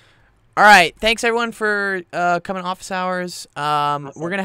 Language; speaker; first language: English; native; English